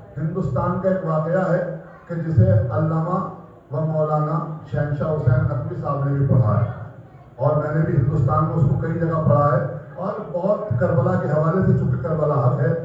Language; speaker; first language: Urdu; native; Urdu